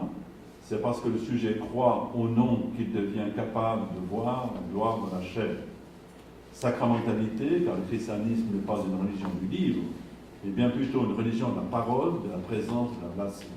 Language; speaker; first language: French; native; French